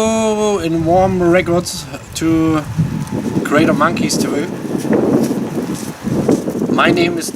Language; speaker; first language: English; non-native, learner; German